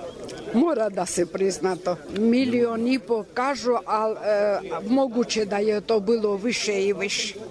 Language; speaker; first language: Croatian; non-native, fluent; Armenian